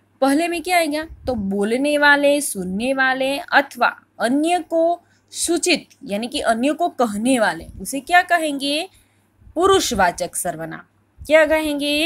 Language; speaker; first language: Hindi; non-native, local second language; Gujarati